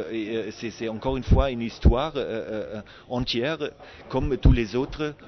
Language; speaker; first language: French; non-native, fluent; German